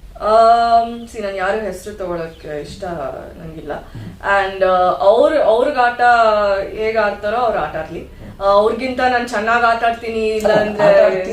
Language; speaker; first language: Kannada; non-native, learner; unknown